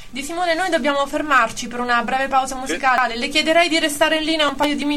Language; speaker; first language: Italian; native; Italian